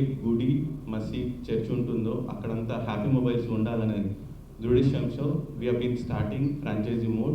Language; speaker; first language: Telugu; native; Telugu